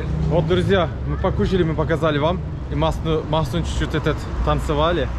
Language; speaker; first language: Russian; non-native, learner; Turkish